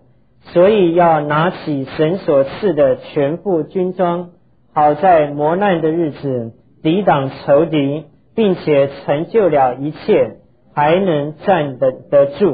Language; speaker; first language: Chinese; native; Chinese